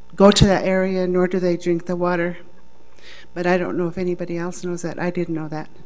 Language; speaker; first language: English; native; English